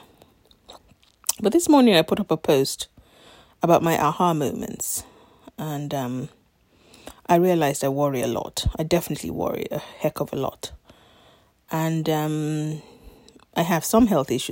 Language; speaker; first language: English; non-native, local second language; Yoruba